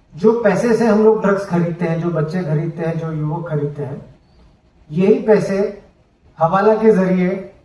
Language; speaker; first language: Hindi; non-native, local second language; Marathi